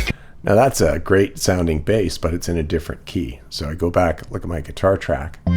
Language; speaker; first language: English; native; English